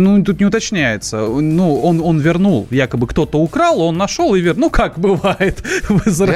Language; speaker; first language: Russian; native; Russian